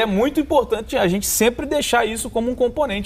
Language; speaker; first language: Portuguese; native; Portuguese